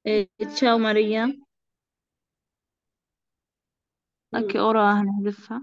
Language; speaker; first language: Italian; non-native, learner; Arabic